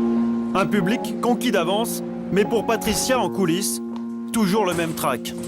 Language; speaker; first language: French; native; French